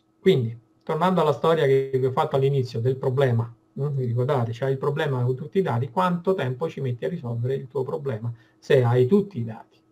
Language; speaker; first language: Italian; native; Italian